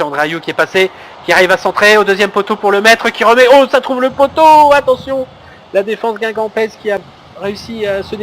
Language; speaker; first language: French; native; French